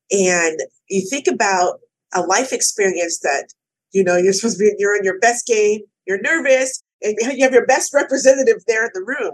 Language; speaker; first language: English; native; English